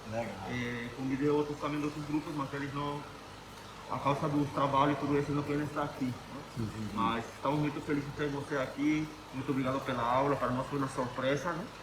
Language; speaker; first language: Portuguese; non-native, fluent; Spanish